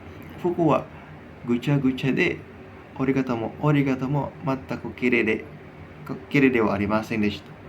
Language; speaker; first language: Japanese; non-native, learner; Indonesian